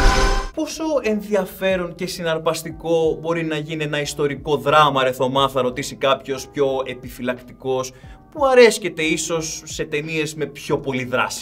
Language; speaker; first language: Greek; native; Greek